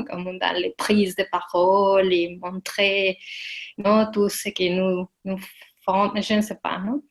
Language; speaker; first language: French; non-native, fluent; Spanish